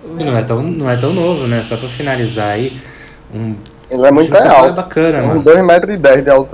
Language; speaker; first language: Portuguese; native; Portuguese